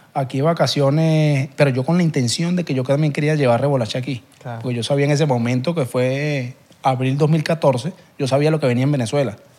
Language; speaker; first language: Spanish; native; Spanish